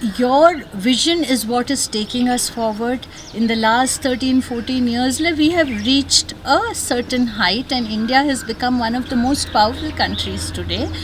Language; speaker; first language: English; non-native, local second language; Tamil